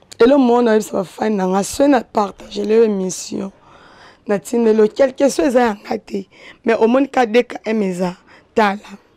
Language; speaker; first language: Lingala; native; Lingala